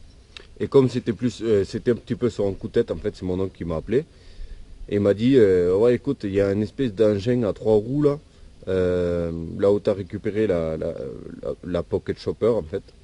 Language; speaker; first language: French; native; French